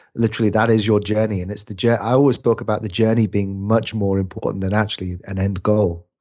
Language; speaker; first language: English; native; English